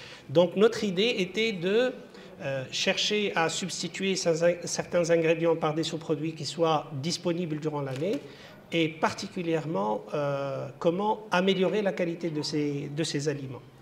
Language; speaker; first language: French; non-native, local second language; Arabic